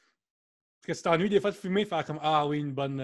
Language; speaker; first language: French; native; French